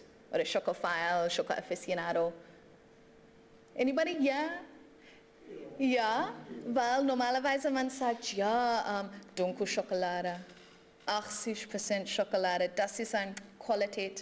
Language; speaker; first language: German; non-native, learner; English